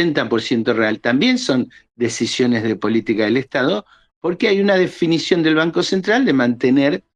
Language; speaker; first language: Spanish; native; Spanish